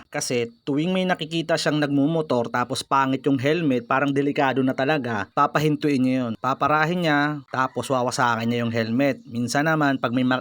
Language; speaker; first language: Filipino; non-native, local second language; Bikol